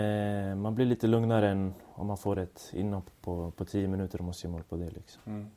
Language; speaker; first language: Swedish; early bilingual, other home language; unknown